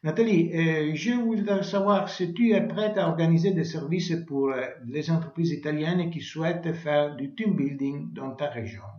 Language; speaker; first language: French; non-native, learner; Italian